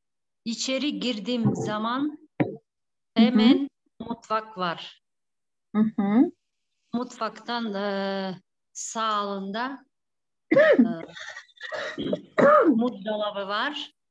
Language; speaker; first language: Turkish; non-native, learner; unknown